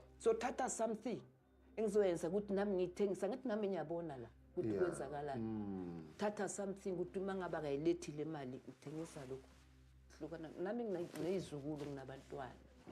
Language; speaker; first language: Zulu; native; Zulu